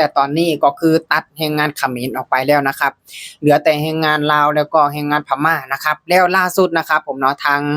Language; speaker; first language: Thai; non-native, local second language; Lao